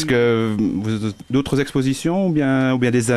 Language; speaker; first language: French; native; French